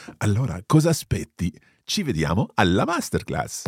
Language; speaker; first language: Italian; non-native, fluent; English